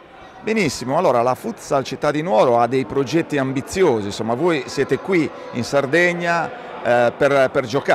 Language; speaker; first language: Italian; native; Italian